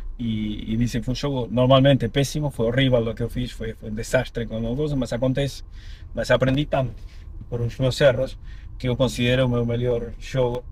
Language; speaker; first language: Portuguese; non-native, fluent; Spanish